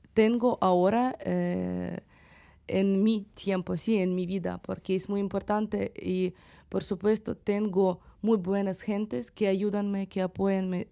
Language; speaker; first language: Spanish; non-native, learner; Ukrainian